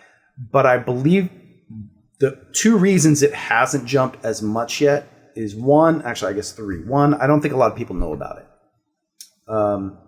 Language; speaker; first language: English; native; English